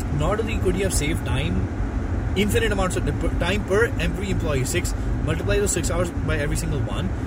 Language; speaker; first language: English; non-native, local second language; Hindi